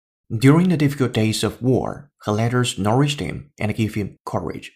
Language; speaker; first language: English; non-native, fluent; Chinese